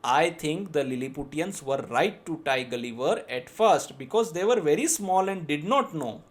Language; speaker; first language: English; non-native, local second language; Gujarati